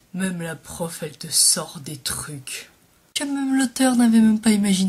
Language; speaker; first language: French; native; French